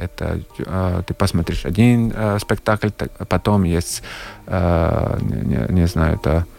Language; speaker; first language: Russian; non-native, local second language; Latvian